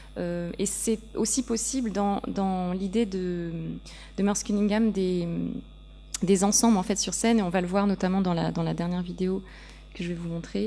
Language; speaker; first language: French; native; French